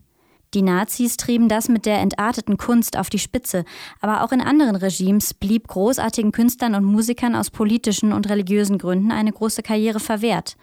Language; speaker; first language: German; native; German